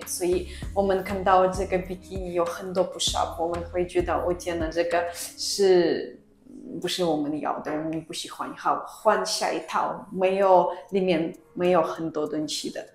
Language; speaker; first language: Chinese; non-native, fluent; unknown